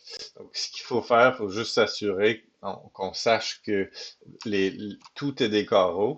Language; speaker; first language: French; native; French